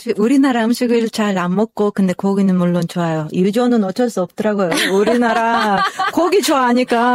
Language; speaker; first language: Korean; non-native, fluent; Kyrgyz